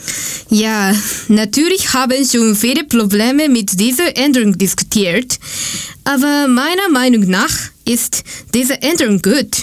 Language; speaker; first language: German; non-native, learner; Japanese